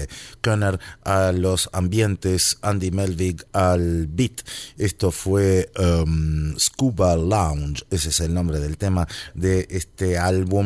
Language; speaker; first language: Spanish; native; Spanish